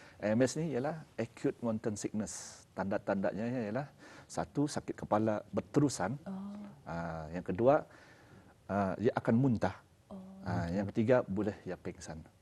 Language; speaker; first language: Malay; native; Malay